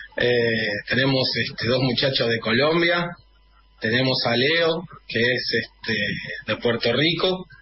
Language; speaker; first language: Spanish; native; Spanish